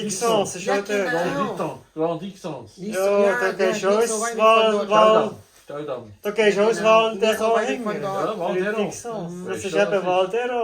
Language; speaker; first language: German; native; German